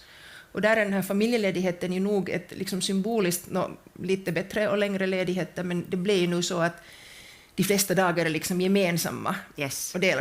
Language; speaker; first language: Swedish; native; Swedish